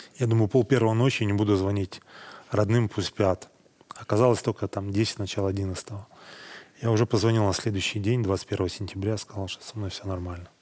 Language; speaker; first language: Russian; native; Russian